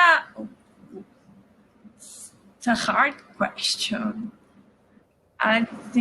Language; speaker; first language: English; non-native, learner; Portuguese